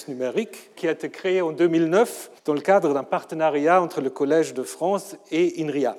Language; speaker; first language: French; non-native, fluent; German